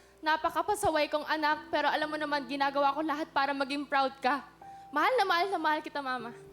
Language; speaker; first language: Filipino; native; Filipino